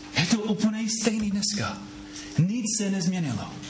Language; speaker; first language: Czech; non-native, fluent; English